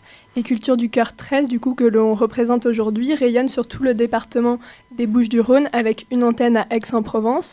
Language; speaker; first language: French; native; French